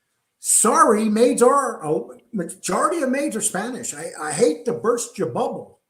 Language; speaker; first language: English; native; English